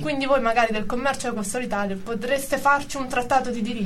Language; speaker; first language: Italian; native; Italian